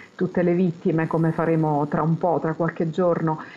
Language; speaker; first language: Italian; native; Italian